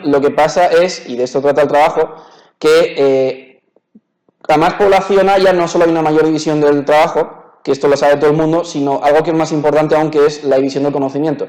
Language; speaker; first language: Spanish; native; Spanish